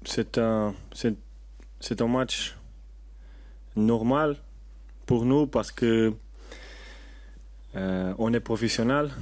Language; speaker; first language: French; non-native, learner; Portuguese